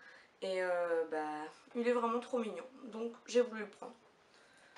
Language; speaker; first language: French; native; French